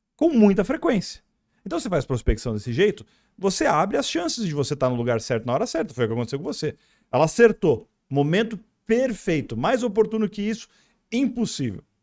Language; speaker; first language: Portuguese; native; Portuguese